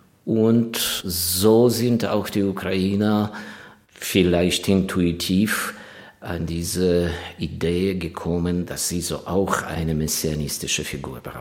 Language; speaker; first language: German; non-native, fluent; Ukrainian